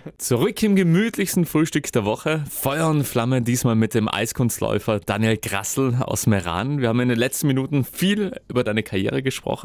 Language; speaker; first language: German; native; German